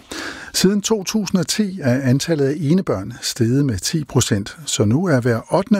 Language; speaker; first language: Danish; native; Danish